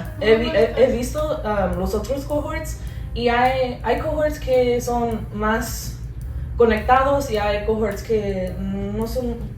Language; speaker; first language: Spanish; early bilingual, heritage; English